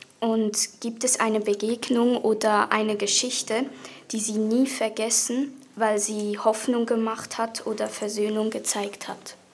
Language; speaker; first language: German; native; German